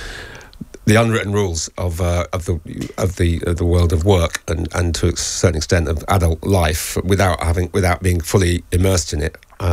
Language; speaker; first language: English; native; English